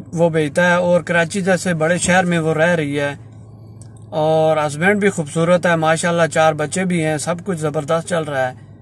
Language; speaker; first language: Urdu; non-native, local second language; Punjabi